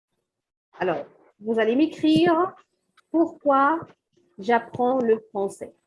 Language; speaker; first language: French; non-native, fluent; Arabic